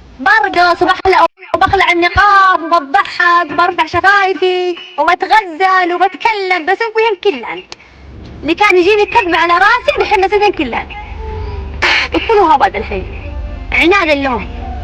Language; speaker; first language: Arabic; native; Arabic